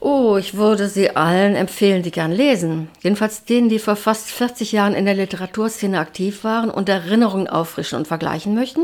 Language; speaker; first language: German; native; German